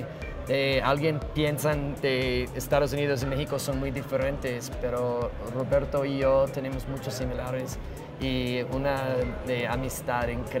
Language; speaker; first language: Spanish; non-native, fluent; English